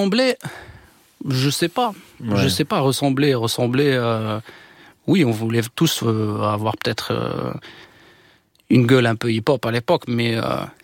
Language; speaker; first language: French; non-native, local second language; Arabic